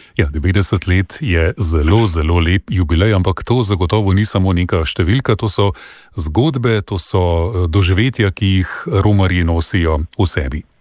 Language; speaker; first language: Slovenian; native; Slovenian